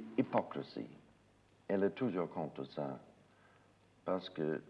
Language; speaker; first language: French; non-native, learner; English